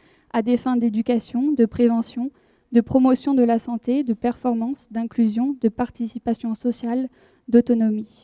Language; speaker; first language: French; native; French